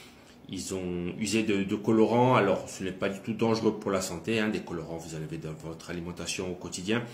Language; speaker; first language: French; native; French